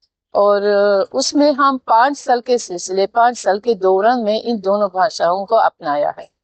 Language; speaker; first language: Hindi; non-native, fluent; Tajik